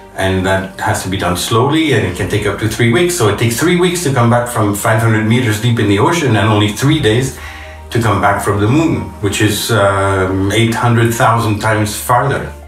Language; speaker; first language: English; non-native, fluent; French